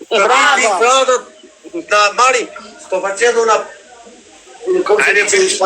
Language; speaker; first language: Italian; non-native, learner; Albanian